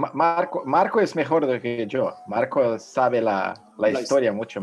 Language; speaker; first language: Spanish; non-native, fluent; Portuguese